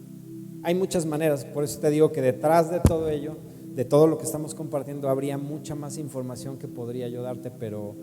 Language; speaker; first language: Spanish; native; Spanish